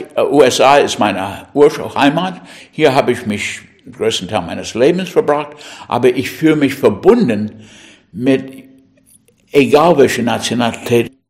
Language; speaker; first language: German; non-native, fluent; English